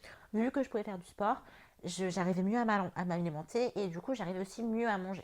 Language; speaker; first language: French; native; French